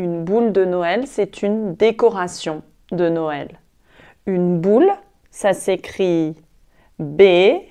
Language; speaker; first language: French; native; French